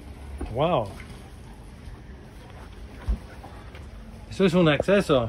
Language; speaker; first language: Spanish; non-native, fluent; English